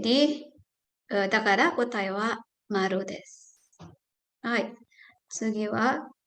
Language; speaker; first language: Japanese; non-native, fluent; Indonesian